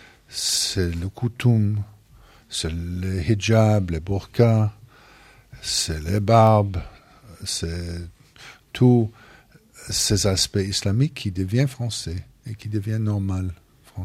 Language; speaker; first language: French; non-native, fluent; English